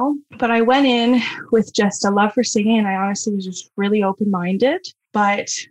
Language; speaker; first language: English; native; English